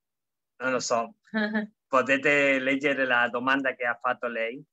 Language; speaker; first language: Italian; non-native, fluent; Spanish